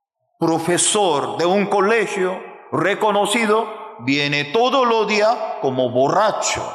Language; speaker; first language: Spanish; non-native, fluent; Korean